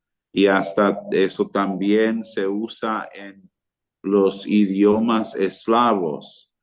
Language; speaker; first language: Spanish; non-native, fluent; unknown